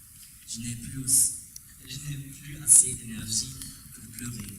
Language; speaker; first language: French; non-native, learner; German